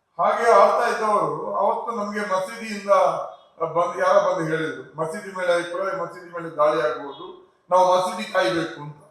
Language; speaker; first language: Kannada; non-native, local second language; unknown